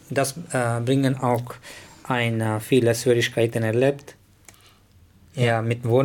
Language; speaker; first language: German; non-native, learner; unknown